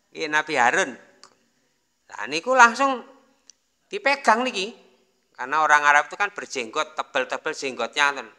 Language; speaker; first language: Indonesian; non-native, local second language; Javanese